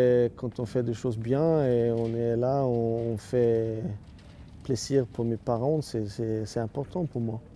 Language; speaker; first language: French; non-native, learner; Swedish